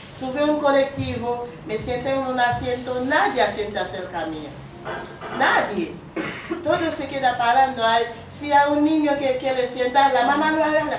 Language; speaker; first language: Spanish; non-native, learner; Haitian Creole